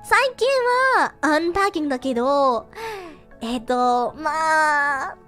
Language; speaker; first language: Japanese; non-native, learner; English